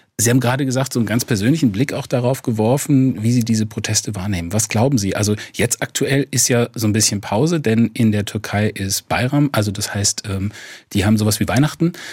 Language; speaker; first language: German; native; German